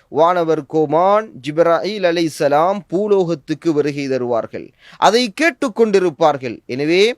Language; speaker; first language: Tamil; native; Tamil